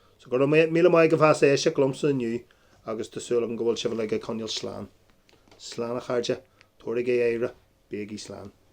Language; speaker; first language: Irish; non-native, local second language; English